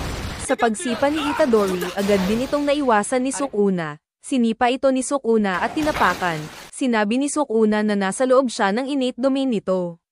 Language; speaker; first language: Filipino; native; Filipino